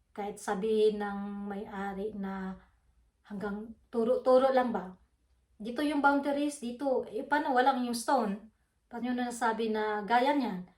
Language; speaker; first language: Filipino; non-native, local second language; Waray